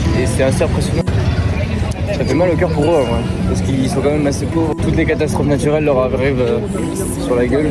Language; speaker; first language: French; native; French